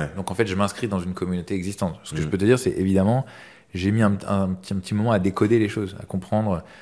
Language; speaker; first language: French; native; French